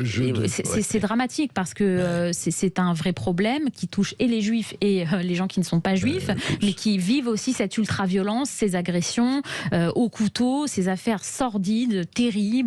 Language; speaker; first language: French; native; French